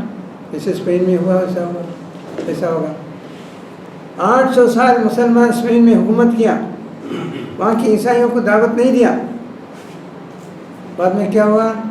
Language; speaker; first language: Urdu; non-native, local second language; Malayalam